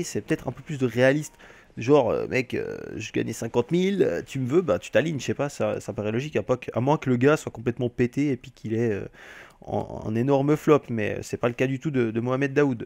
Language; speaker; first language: French; native; French